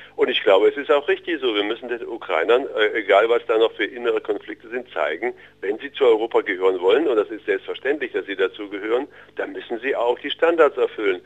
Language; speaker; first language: German; early bilingual, other home language; Russian